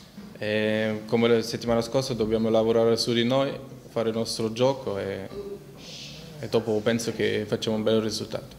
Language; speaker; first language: Italian; early bilingual, heritage; Italian